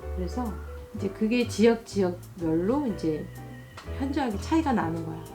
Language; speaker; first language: Korean; native; Korean